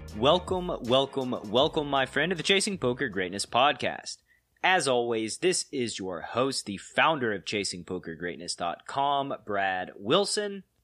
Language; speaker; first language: English; native; English